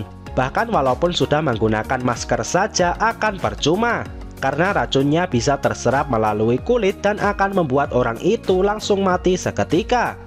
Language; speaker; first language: Indonesian; native; Indonesian